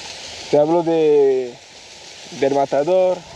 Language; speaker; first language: Spanish; non-native, learner; French